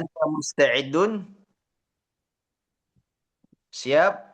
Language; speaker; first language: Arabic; non-native, fluent; Indonesian